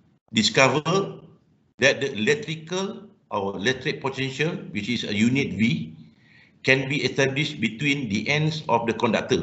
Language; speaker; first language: English; non-native, local second language; Malay